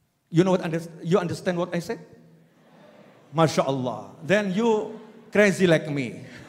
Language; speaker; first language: English; non-native, learner; Indonesian